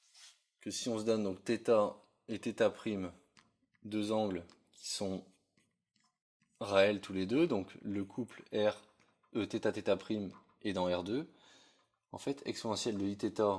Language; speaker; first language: French; native; French